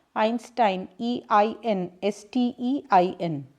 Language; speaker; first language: English; non-native, local second language; Bangla